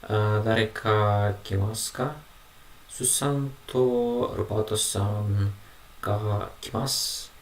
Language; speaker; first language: Japanese; non-native, learner; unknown